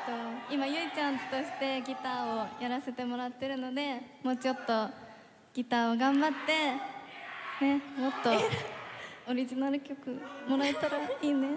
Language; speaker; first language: Japanese; native; Japanese